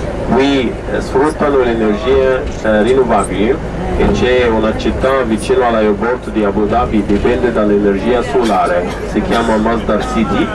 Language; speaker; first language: Italian; non-native, fluent; Arabic